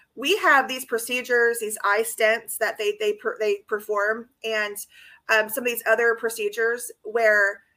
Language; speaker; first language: English; native; English